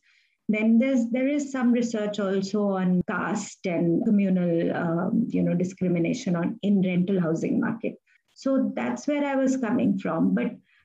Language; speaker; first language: English; non-native, local second language; Hindi